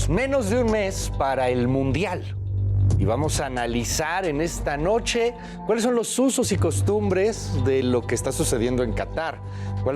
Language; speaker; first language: Spanish; native; Spanish